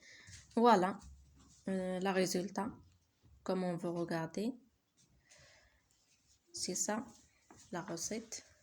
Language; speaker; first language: French; non-native, learner; Arabic